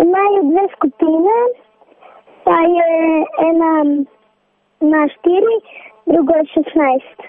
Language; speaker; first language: Slovenian; non-native, learner; Serbian